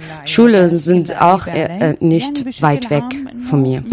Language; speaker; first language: German; non-native, learner; Arabic